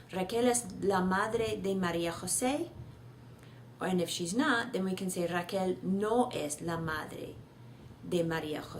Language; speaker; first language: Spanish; non-native, fluent; English